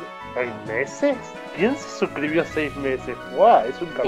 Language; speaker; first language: Spanish; native; Spanish